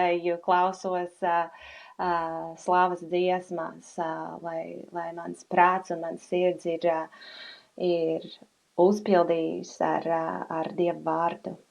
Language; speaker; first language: Latvian; non-native, fluent; English